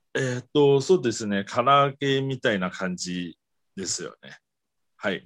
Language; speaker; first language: Japanese; non-native, learner; Chinese